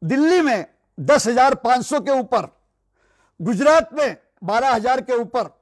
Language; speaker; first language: Hindi; non-native, local second language; Marathi